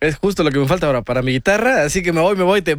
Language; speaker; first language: Spanish; native; Spanish